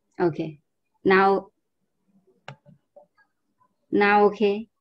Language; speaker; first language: English; non-native, fluent; Nepali